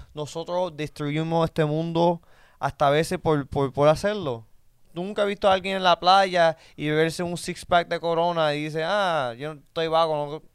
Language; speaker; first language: Spanish; early bilingual, heritage; Spanish